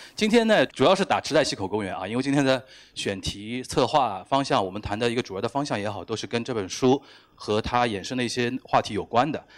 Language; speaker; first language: Chinese; native; Chinese